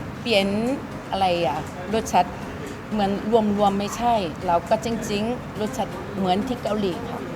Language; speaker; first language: Thai; non-native, learner; Korean